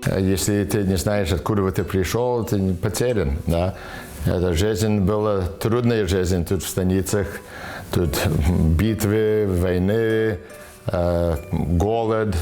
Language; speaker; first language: Russian; early bilingual, heritage; Russian